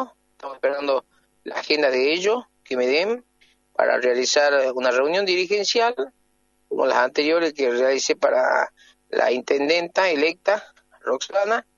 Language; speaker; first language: Spanish; native; Spanish